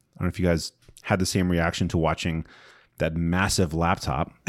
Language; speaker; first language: English; native; English